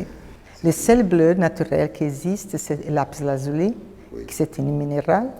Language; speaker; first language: French; non-native, fluent; Portuguese